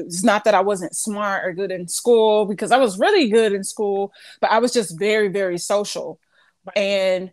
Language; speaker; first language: English; native; English